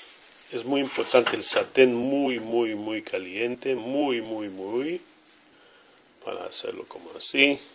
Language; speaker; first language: Spanish; non-native, learner; Hebrew